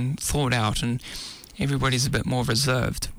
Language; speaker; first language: English; native; English